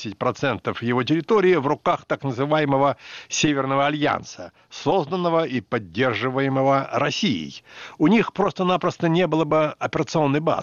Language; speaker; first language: Russian; native; Russian